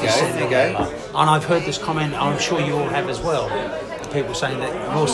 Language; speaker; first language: English; native; English